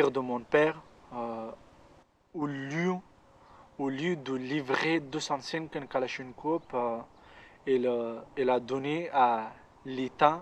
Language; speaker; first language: French; non-native, learner; Pashto